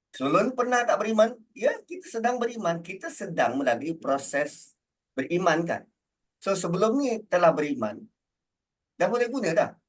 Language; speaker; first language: Malay; native; Malay